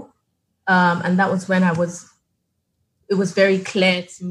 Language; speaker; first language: English; non-native, local second language; Yoruba